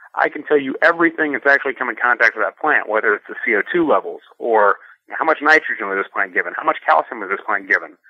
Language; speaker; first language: English; native; English